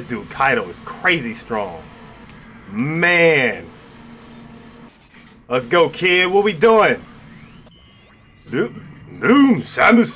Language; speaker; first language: English; native; English